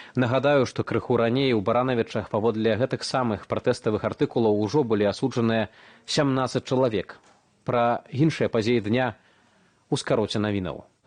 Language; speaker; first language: Belarusian; native; Belarusian